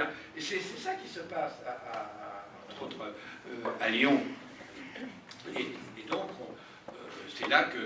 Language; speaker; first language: French; native; French